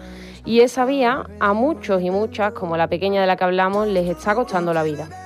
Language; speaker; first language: Spanish; native; Spanish